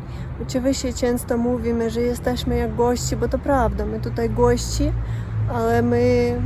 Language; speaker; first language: Polish; non-native, learner; Russian